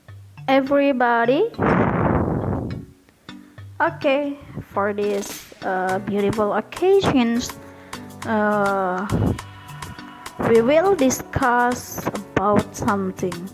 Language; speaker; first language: English; non-native, learner; Indonesian